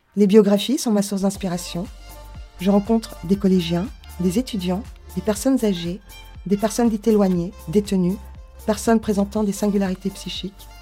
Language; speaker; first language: French; native; French